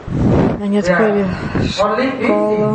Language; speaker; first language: Russian; non-native, learner; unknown